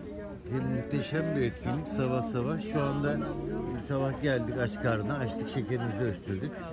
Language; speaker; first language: Turkish; native; Turkish